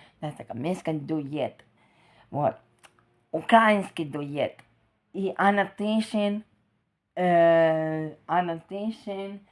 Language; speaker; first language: Ukrainian; non-native, local second language; Russian